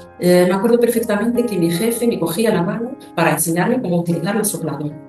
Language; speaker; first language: Spanish; non-native, fluent; Arabic